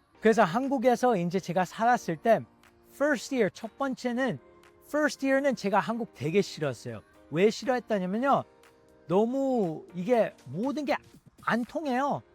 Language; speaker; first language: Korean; early bilingual, heritage; Korean